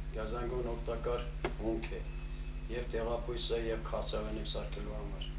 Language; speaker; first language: Armenian; early bilingual, heritage; Armenian